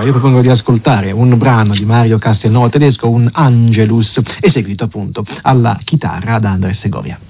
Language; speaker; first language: Italian; native; Italian